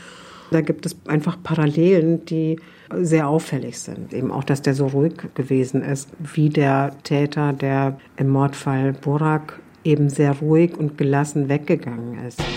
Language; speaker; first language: German; native; German